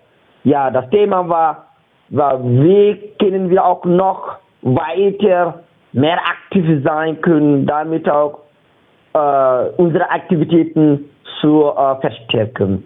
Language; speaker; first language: German; non-native, learner; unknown